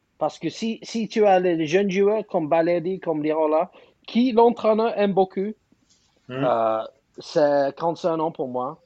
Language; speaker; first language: French; non-native, fluent; English